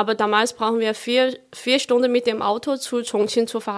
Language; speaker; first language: German; non-native, fluent; Chinese